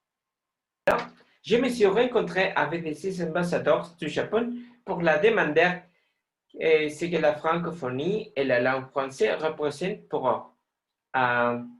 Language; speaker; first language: French; non-native, learner; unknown